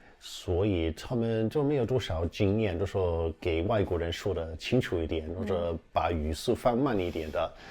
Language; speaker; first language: Chinese; non-native, fluent; English